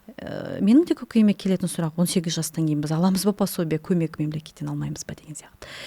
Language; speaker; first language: Kazakh; non-native, local second language; Russian